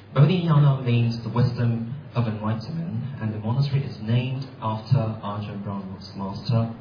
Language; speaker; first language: English; non-native, local second language; Cantonese